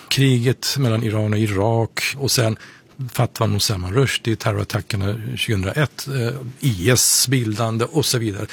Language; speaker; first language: Swedish; non-native, fluent; Persian